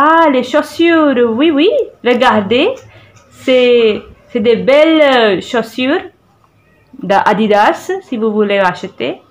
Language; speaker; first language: French; non-native, fluent; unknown